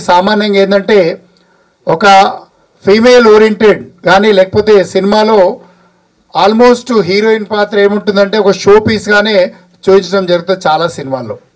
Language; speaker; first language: Telugu; native; Telugu